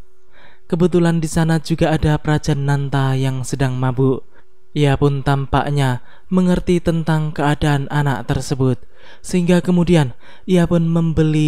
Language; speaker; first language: Indonesian; native; Indonesian